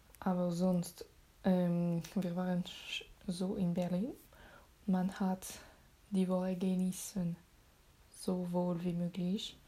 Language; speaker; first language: German; non-native, learner; French